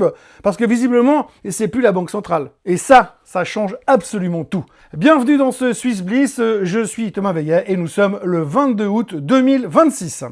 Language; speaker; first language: French; native; French